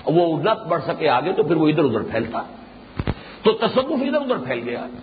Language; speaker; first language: Urdu; native; Urdu